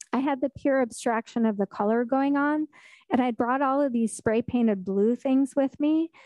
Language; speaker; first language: English; native; English